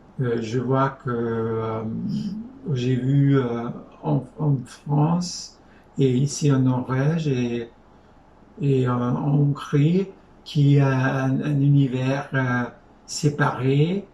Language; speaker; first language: French; non-native, fluent; Hungarian